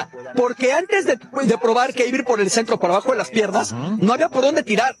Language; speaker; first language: Spanish; native; Spanish